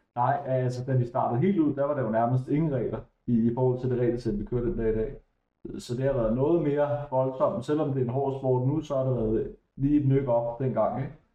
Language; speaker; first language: Danish; native; Danish